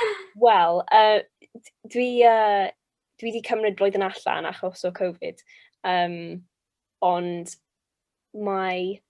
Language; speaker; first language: Welsh; non-native, local second language; English